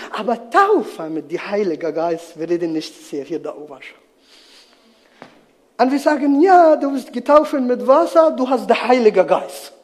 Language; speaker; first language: German; non-native, learner; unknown